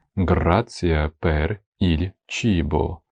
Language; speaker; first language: Italian; non-native, fluent; Ukrainian